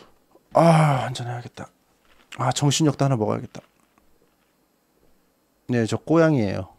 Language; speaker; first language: Korean; native; Korean